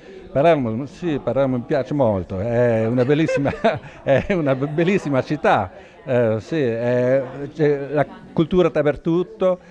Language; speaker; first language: Italian; non-native, learner; German